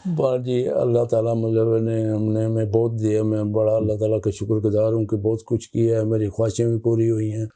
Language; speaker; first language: Urdu; non-native, local second language; Pahari-Potwari